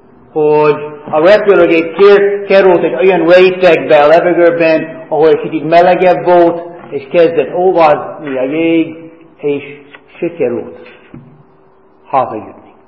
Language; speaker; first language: Hungarian; non-native, fluent; English